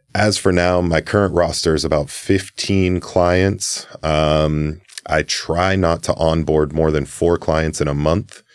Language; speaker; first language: English; native; English